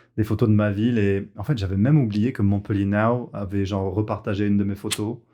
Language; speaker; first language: French; native; French